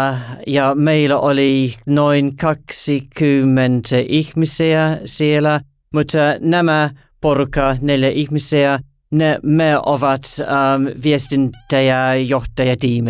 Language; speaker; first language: Finnish; non-native, learner; English